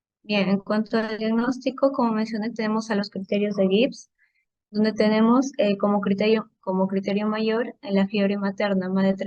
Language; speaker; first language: Spanish; native; Spanish